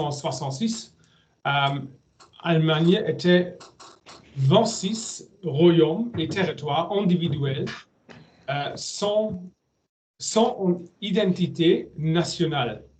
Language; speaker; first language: French; non-native, learner; German